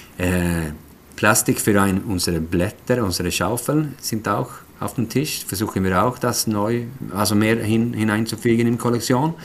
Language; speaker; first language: German; non-native, fluent; Swedish